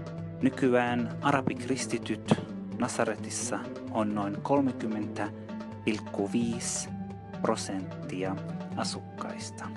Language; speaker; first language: Finnish; non-native, fluent; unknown